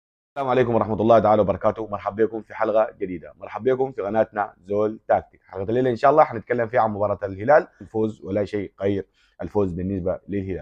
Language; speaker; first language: Arabic; native; Arabic